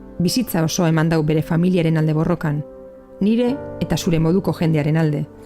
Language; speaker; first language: Basque; native; Basque